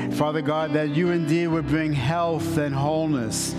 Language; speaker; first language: English; native; English